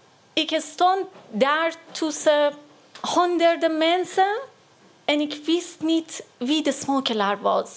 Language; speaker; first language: Dutch; non-native, learner; Persian